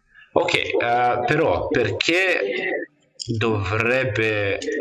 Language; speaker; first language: Italian; non-native, fluent; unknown